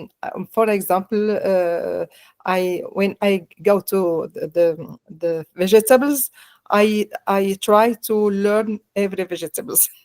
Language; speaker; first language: English; non-native, learner; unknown